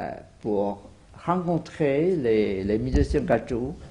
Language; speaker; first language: French; non-native, fluent; Vietnamese